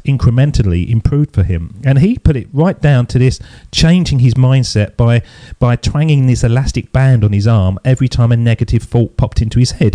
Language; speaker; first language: English; native; English